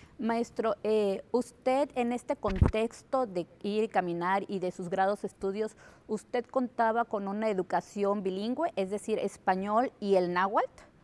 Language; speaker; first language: Spanish; native; Spanish